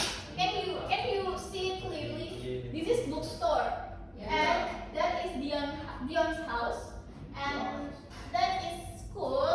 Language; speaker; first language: English; non-native, fluent; Indonesian